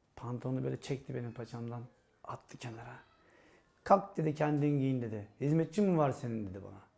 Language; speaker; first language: Turkish; native; Turkish